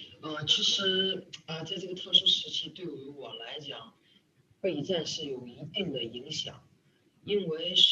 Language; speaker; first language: Chinese; native; Chinese